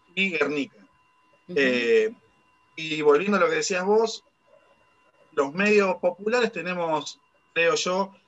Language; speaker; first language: Spanish; native; Spanish